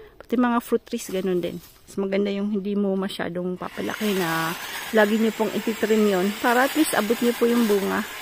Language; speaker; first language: Filipino; native; Filipino